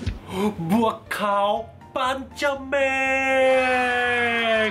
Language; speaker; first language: Thai; non-native, learner; Japanese